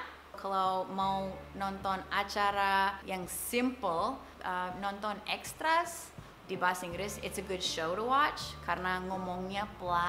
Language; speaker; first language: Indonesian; non-native, fluent; English